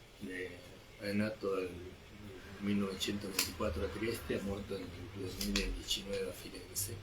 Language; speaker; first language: Italian; non-native, fluent; Spanish